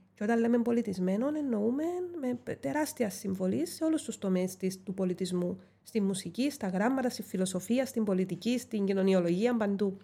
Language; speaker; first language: Greek; native; Greek